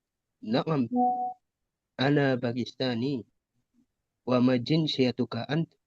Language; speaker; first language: Arabic; non-native, learner; Indonesian